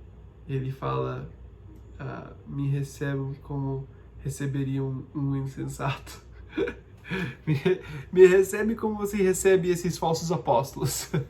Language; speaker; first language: Portuguese; non-native, fluent; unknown